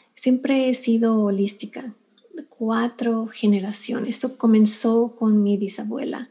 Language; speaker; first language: Spanish; early bilingual, heritage; Spanish